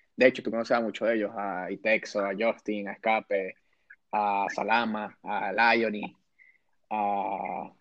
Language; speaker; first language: Spanish; native; Spanish